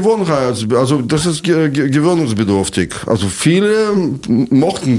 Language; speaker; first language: German; non-native, fluent; Russian